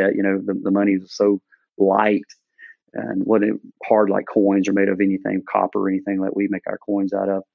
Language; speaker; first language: English; native; English